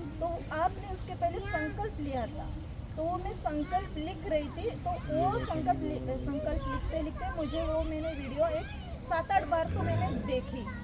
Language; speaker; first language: Hindi; non-native, local second language; Marathi